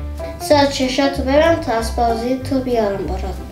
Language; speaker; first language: Persian; early bilingual, heritage; Persian